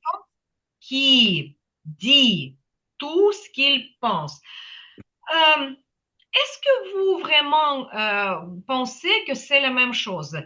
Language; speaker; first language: French; non-native, fluent; Ukrainian